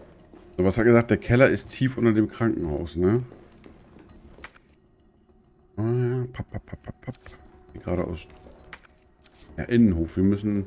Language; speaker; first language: German; native; German